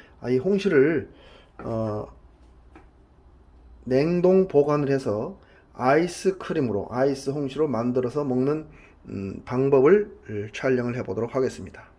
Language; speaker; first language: Korean; native; Korean